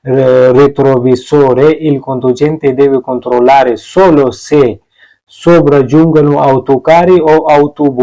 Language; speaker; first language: Italian; non-native, learner; Urdu